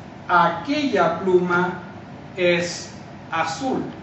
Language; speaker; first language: Spanish; non-native, fluent; English